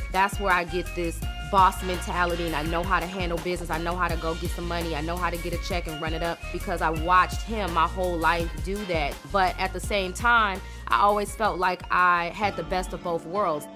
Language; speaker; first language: English; native; English